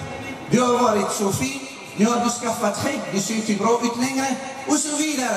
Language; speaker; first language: Swedish; non-native, fluent; Arabic